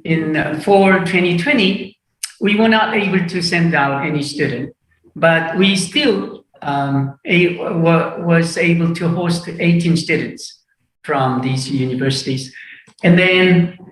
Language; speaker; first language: English; non-native, fluent; Korean